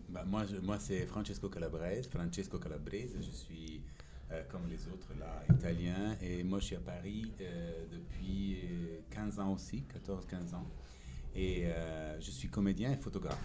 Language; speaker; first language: French; non-native, fluent; Italian